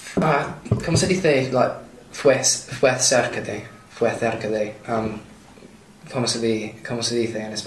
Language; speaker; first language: Spanish; non-native, learner; English